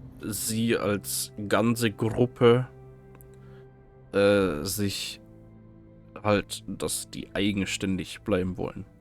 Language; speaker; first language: German; native; German